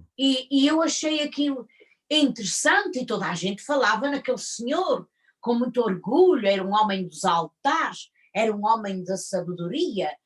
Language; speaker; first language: Portuguese; native; Portuguese